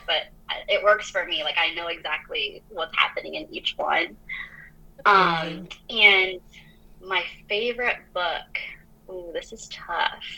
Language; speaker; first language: English; native; English